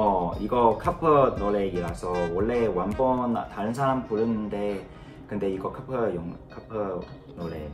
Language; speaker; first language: Korean; non-native, learner; Cantonese